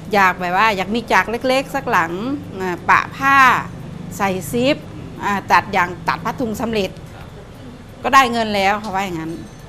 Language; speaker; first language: Thai; native; Thai